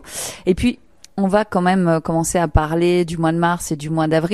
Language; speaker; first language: French; native; French